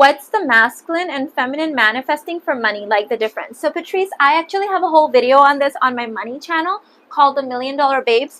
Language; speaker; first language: English; early bilingual, other home language; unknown